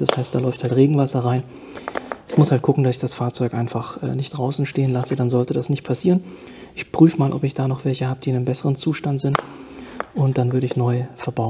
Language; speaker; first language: German; native; German